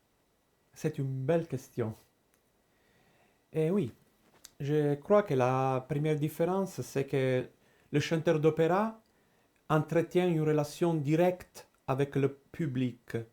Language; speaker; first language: French; non-native, fluent; Italian